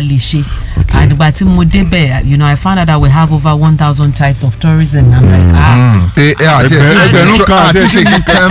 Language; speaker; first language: English; non-native, local second language; Yoruba